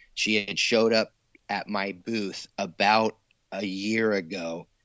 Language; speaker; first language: English; native; English